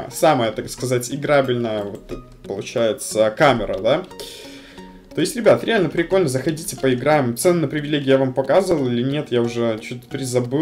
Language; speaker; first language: Russian; native; Russian